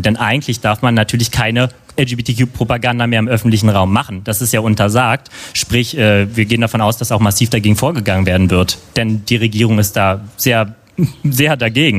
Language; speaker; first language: German; native; German